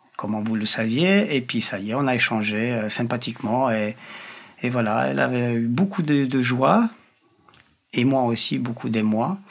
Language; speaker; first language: French; non-native, fluent; Polish